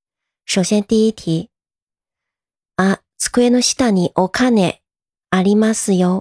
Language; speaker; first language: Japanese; non-native, fluent; Chinese